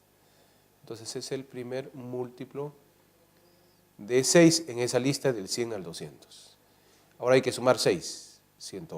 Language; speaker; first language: Spanish; native; Spanish